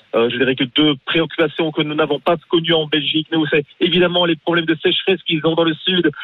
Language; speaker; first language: French; native; French